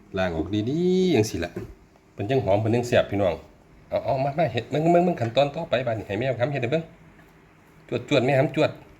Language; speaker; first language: Thai; native; Thai